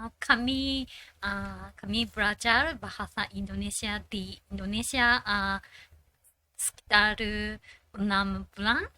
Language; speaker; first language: Indonesian; non-native, learner; Japanese